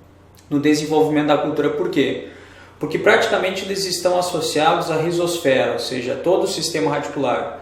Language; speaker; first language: Portuguese; native; Portuguese